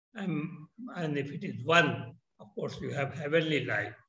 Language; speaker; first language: English; non-native, local second language; Hindi